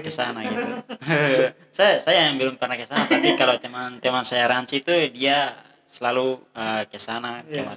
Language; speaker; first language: Indonesian; non-native, fluent; Tetum